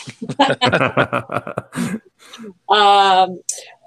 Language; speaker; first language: English; native; English